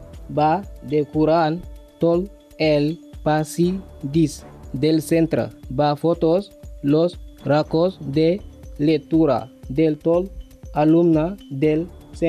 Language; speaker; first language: Catalan; non-native, learner; Spanish